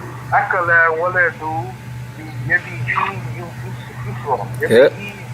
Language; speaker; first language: Arabic; non-native, learner; English